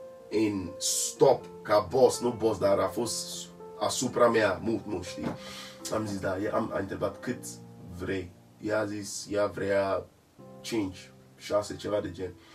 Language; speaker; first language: Romanian; non-native, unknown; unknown